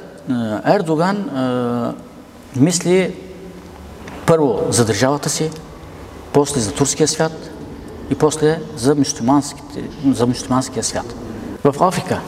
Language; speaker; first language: Bulgarian; non-native, local second language; Turkish